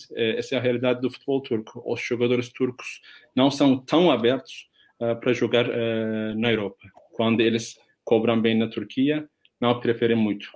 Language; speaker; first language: Portuguese; non-native, fluent; Turkish